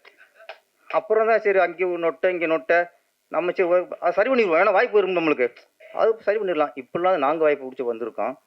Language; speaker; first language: Tamil; native; Tamil